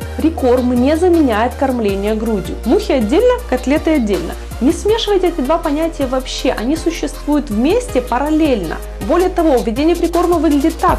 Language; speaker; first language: Russian; native; Russian